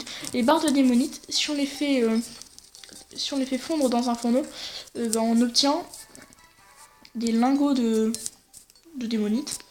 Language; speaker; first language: French; native; French